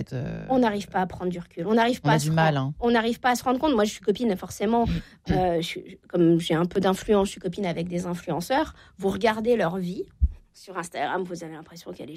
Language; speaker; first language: French; native; French